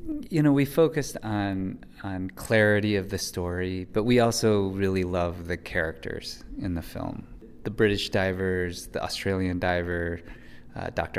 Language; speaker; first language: English; early bilingual, other home language; Chinese